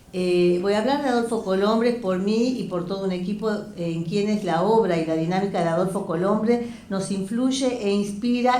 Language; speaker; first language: Spanish; native; Spanish